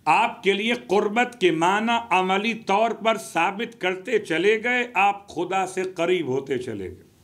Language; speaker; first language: Urdu; native; Urdu